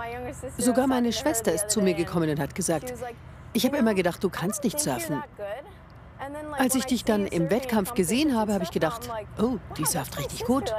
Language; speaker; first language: German; early bilingual, heritage; English